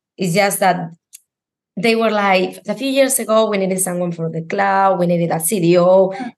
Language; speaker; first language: English; non-native, fluent; Spanish